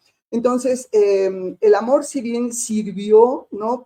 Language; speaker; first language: Spanish; native; Spanish